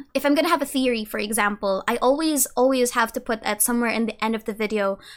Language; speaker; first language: English; native; English